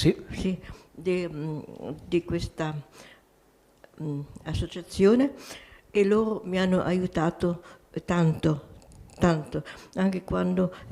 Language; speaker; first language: Italian; non-native, local second language; German